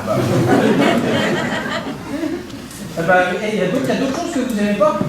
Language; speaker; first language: French; native; French